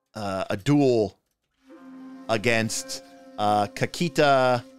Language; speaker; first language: English; native; English